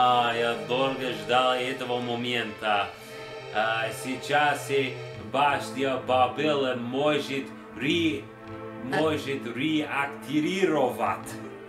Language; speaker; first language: Russian; non-native, learner; English